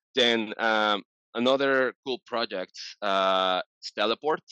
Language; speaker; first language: English; non-native, fluent; Spanish